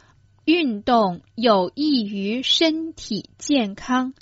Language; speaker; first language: Chinese; non-native, learner; Croatian